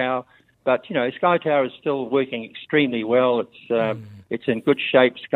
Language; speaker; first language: English; native; English